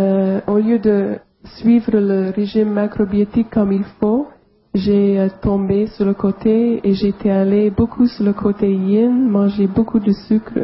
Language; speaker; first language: French; non-native, local second language; English